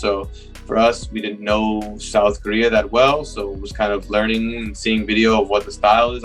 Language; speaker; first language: English; native; English